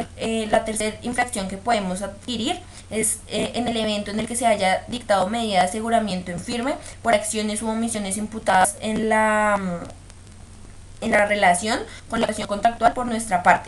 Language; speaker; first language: Spanish; native; Spanish